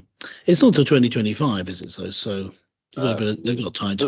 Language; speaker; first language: English; native; English